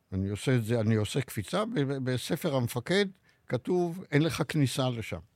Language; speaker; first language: Hebrew; native; Hebrew